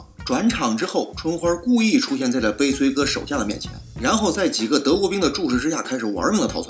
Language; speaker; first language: Chinese; native; Chinese